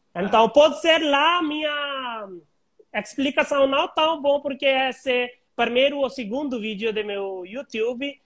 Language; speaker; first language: Portuguese; non-native, learner; Hindi